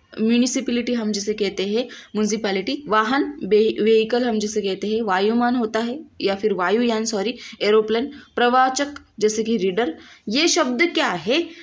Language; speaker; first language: Hindi; non-native, local second language; Marathi